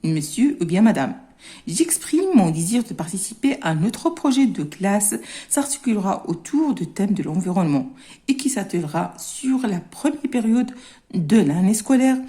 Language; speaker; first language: French; non-native, local second language; Arabic